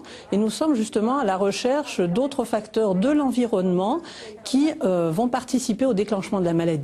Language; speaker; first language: French; native; French